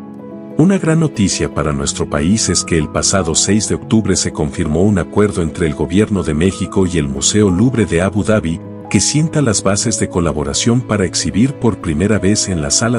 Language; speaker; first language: Spanish; native; Spanish